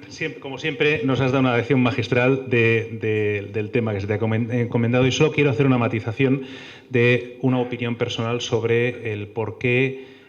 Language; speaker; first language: Spanish; native; Spanish